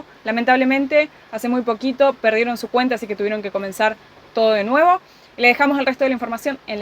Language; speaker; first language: Spanish; native; Spanish